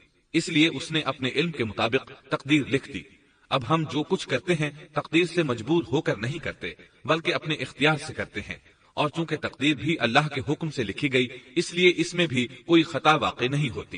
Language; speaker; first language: Urdu; native; Urdu